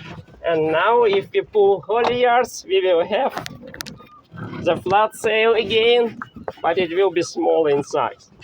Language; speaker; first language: English; non-native, fluent; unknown